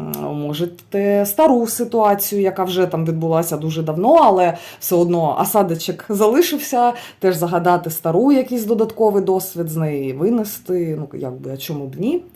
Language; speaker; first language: Ukrainian; non-native, local second language; Russian